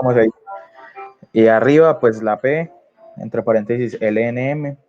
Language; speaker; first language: Spanish; native; Spanish